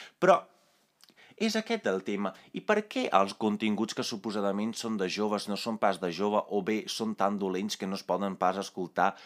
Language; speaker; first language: Catalan; non-native, fluent; Italian